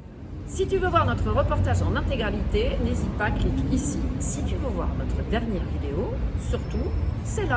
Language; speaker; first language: French; native; French